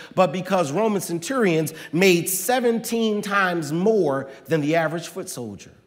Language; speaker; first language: English; native; English